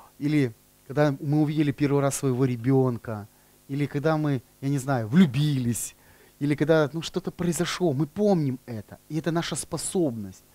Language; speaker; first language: Russian; native; Russian